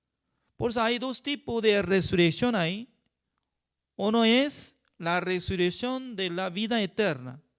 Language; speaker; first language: Spanish; non-native, fluent; Korean